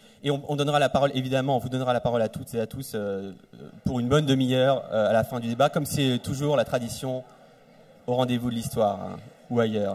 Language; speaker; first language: French; native; French